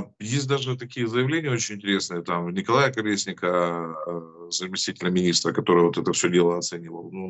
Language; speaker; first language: Russian; native; Russian